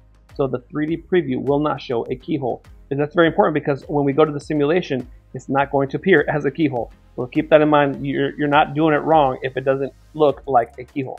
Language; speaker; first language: English; native; English